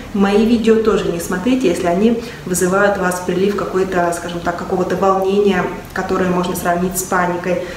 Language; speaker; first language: Russian; native; Russian